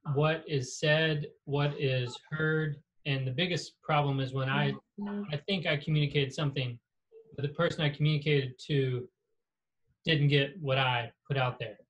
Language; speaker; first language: English; native; English